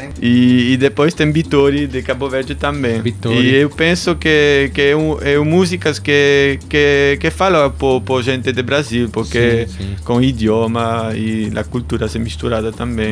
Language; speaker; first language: Portuguese; non-native, learner; German